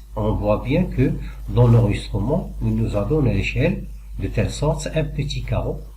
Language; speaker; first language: French; non-native, local second language; Arabic